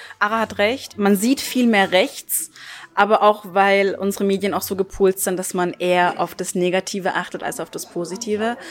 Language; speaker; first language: German; early bilingual, other home language; Turkish